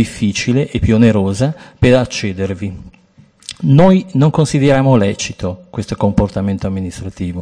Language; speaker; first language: Italian; native; Italian